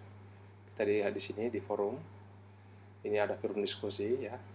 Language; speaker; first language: Indonesian; native; Indonesian